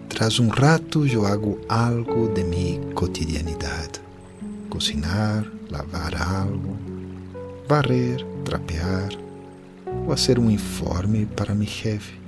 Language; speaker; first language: Spanish; non-native, fluent; Portuguese